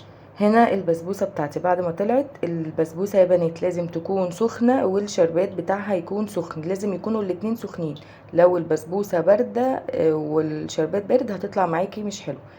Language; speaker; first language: Arabic; native; Arabic